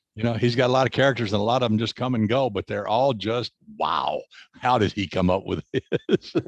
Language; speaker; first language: English; native; English